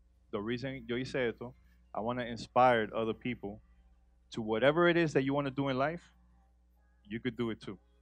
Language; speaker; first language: English; native; English